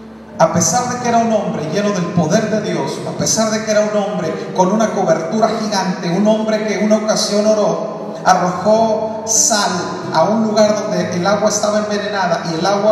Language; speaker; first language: Spanish; native; Spanish